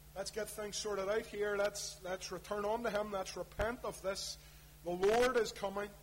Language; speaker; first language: English; native; English